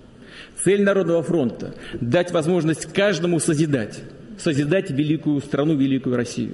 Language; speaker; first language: Russian; native; Russian